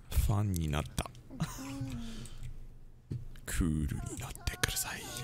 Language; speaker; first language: Japanese; non-native, learner; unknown